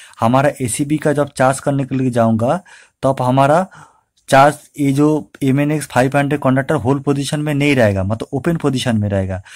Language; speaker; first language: Hindi; non-native, local second language; Bangla